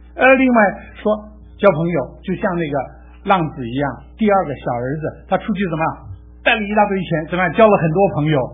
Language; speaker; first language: Chinese; native; Chinese